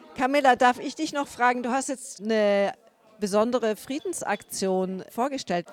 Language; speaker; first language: German; native; German